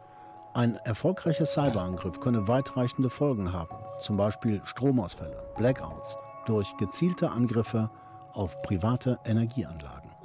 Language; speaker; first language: German; native; German